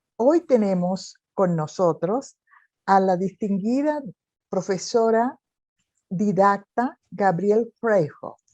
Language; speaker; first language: Spanish; native; Spanish